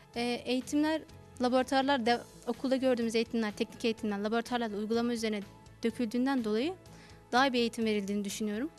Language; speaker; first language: Turkish; non-native, fluent; Arabic